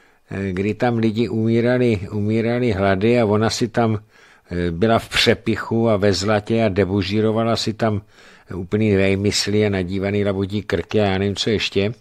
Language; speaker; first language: Czech; native; Czech